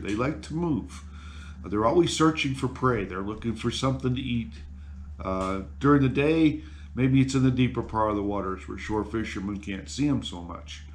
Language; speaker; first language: English; native; English